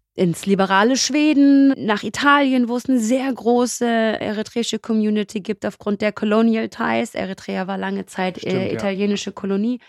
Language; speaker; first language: German; native; German